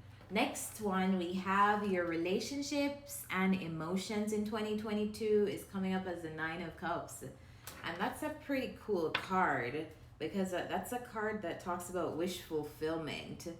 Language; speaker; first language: English; native; English